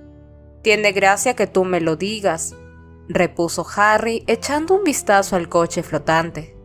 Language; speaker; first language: Spanish; native; Spanish